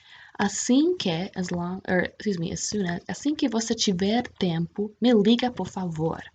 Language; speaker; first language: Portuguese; non-native, fluent; English